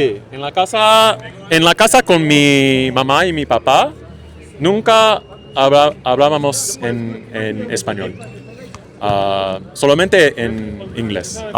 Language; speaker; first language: Spanish; early bilingual, heritage; English